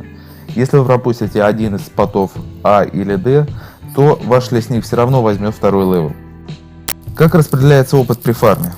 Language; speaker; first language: Russian; native; Russian